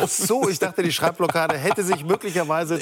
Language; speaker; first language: German; native; German